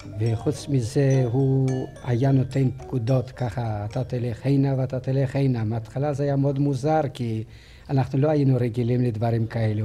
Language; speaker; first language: Hebrew; non-native, fluent; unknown